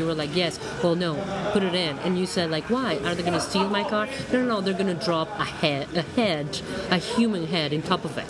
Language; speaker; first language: English; non-native, fluent; Spanish